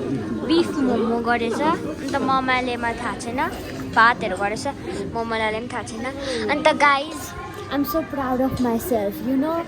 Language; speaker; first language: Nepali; non-native, local second language; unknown